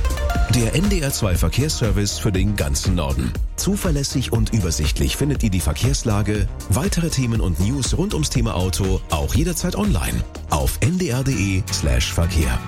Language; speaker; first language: German; native; German